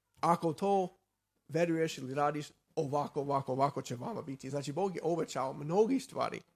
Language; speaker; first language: Serbian; non-native, fluent; Slovak